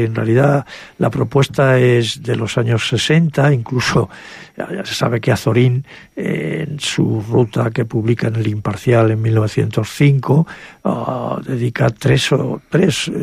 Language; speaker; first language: Spanish; native; Spanish